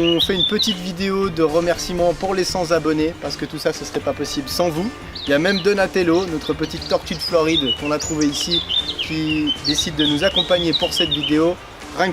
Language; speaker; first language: French; native; French